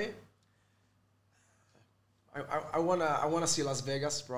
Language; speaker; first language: English; non-native, fluent; Italian